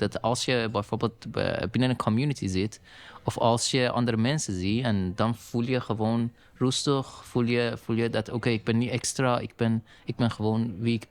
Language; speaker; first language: Dutch; non-native, learner; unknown